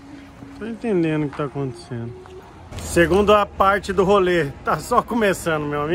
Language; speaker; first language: Portuguese; native; Portuguese